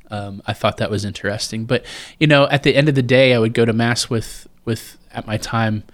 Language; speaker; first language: English; native; English